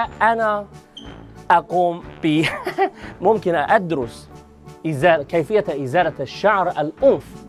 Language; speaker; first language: Arabic; non-native, fluent; Chinese